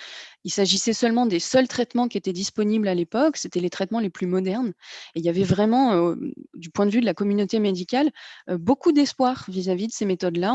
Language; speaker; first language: French; native; French